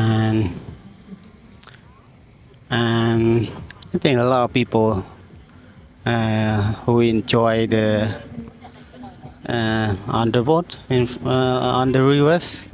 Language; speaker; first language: English; non-native, learner; Khmer